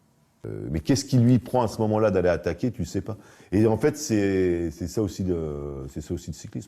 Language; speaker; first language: French; native; French